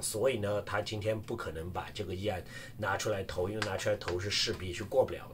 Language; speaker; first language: Chinese; native; Chinese